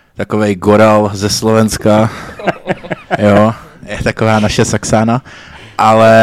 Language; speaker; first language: Czech; native; Czech